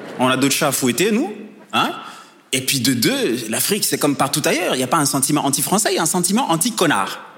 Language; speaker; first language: French; non-native, local second language; Kinyarwanda